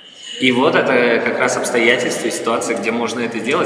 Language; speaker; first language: Russian; native; Russian